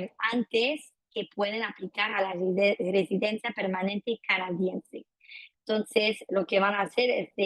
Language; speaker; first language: Spanish; non-native, fluent; French